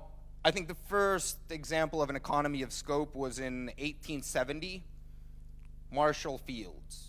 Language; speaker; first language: English; non-native, fluent; Finnish